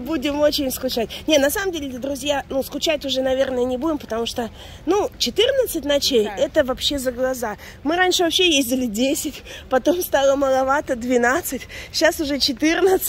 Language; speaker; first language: Russian; native; Russian